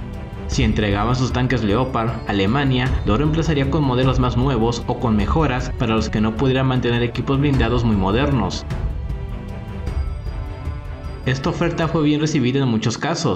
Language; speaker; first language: Spanish; native; Spanish